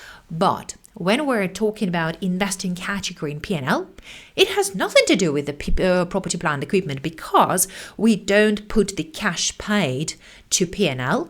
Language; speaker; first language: English; non-native, fluent; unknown